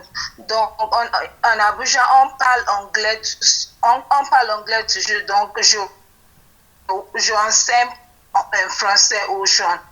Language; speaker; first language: French; non-native, fluent; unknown